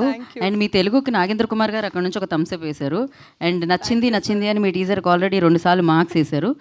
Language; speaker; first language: Telugu; native; Telugu